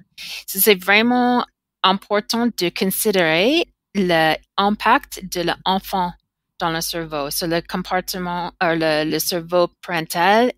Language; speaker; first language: French; non-native, learner; English